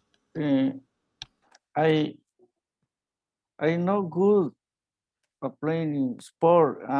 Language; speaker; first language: English; non-native, learner; Spanish